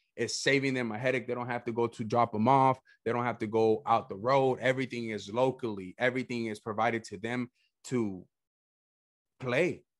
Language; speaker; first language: English; early bilingual, other home language; Spanish